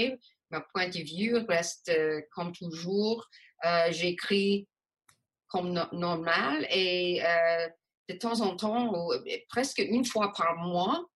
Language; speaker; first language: French; non-native, local second language; English